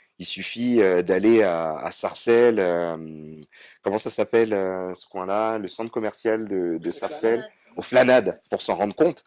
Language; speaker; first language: French; native; French